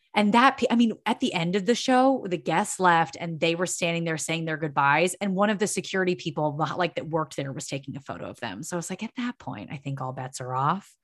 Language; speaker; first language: English; native; English